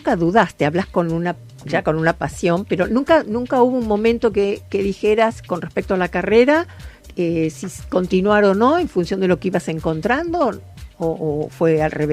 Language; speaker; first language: Spanish; native; Spanish